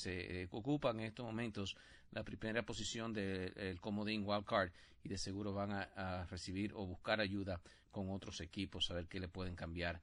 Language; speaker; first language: Spanish; native; Spanish